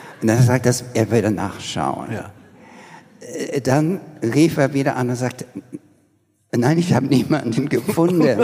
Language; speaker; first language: German; non-native, learner; English